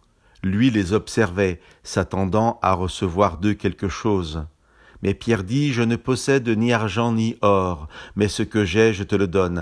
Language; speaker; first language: French; native; French